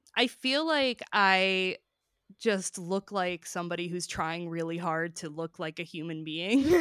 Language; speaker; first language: English; native; English